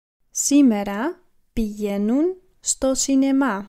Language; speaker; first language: Greek; non-native, learner; English